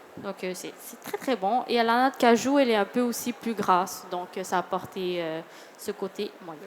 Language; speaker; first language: French; early bilingual, other home language; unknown